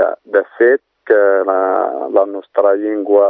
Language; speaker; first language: Catalan; non-native, fluent; Berber languages